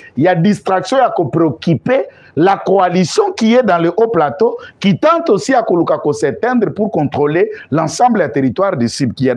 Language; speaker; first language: French; non-native, local second language; Lingala